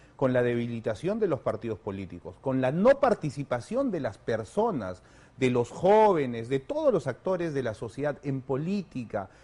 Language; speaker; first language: Spanish; native; Spanish